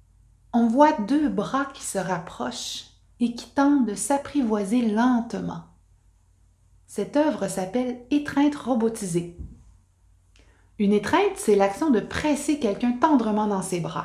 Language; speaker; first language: French; native; French